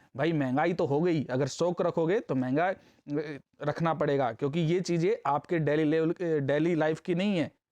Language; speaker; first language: Hindi; native; Hindi